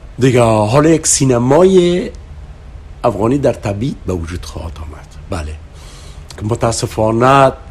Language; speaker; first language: Persian; native; Persian